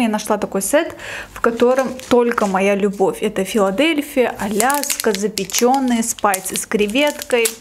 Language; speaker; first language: Russian; native; Russian